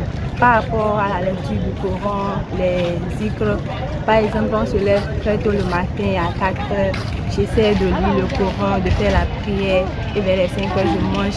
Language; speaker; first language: French; non-native, local second language; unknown